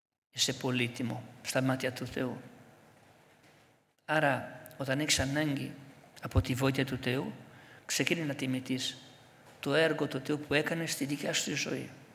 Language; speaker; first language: Greek; non-native, fluent; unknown